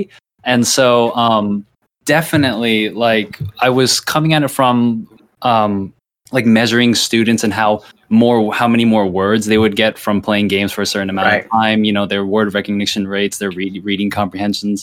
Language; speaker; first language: English; early bilingual, other home language; Thai